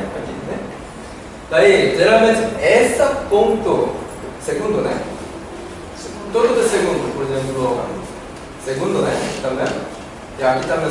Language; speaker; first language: Portuguese; non-native, learner; Korean